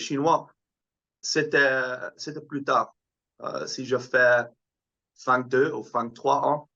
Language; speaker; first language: French; non-native, fluent; Dutch